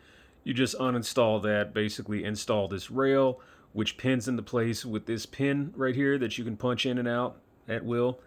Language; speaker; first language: English; native; English